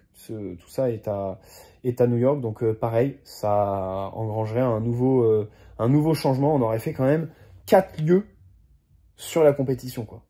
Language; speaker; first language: French; native; French